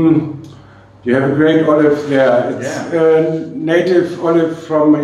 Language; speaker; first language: English; non-native, fluent; German